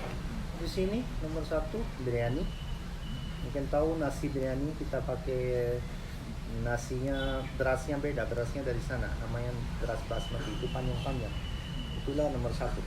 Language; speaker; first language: Indonesian; non-native, learner; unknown